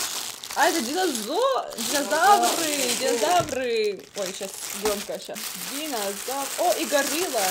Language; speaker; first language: Russian; early bilingual, heritage; Russian